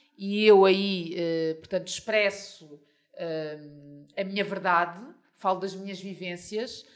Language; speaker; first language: Portuguese; native; Portuguese